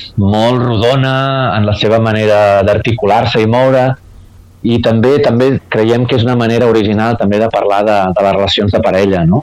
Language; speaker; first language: Catalan; native; Catalan